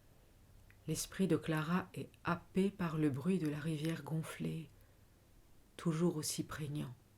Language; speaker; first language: French; native; French